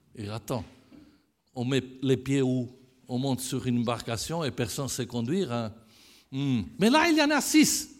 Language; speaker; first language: French; non-native, fluent; Italian